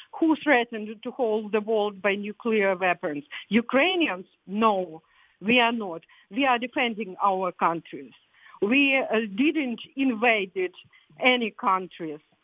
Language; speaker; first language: English; non-native, fluent; Ukrainian